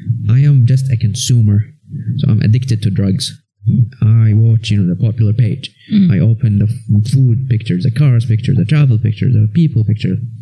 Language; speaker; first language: English; non-native, fluent; Arabic